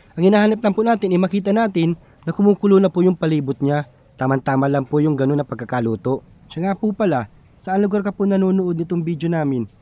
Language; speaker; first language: Filipino; native; Filipino